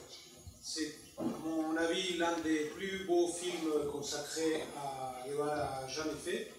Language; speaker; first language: French; native; French